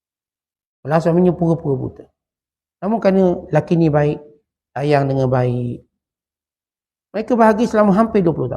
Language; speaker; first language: Malay; native; Malay